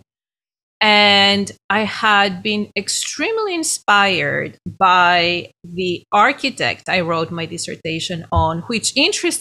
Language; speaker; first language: English; non-native, fluent; Greek